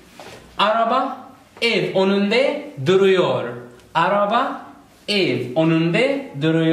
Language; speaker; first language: Turkish; non-native, learner; Arabic